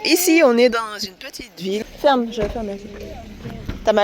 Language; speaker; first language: French; native; French